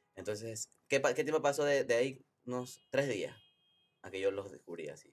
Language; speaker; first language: Spanish; native; Spanish